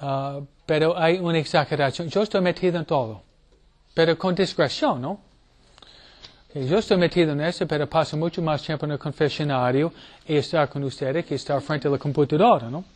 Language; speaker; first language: Spanish; non-native, fluent; English